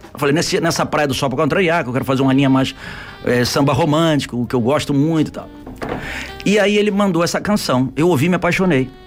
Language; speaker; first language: Portuguese; native; Portuguese